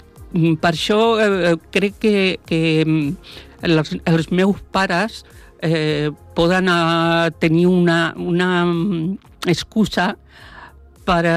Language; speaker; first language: Catalan; non-native, local second language; Spanish